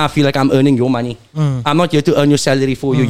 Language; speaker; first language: English; native; English